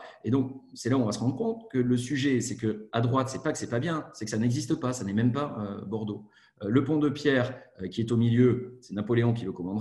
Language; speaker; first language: French; native; French